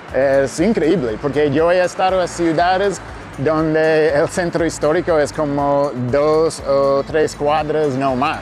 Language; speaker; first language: Spanish; non-native, fluent; English